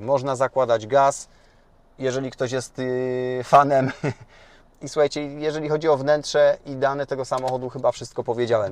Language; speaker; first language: Polish; native; Polish